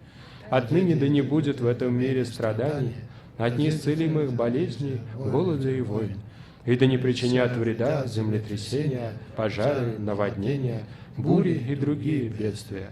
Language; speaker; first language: Russian; native; Russian